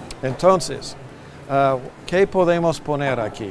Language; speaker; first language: Spanish; non-native, fluent; English